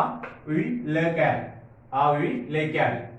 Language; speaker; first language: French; non-native, fluent; Tamil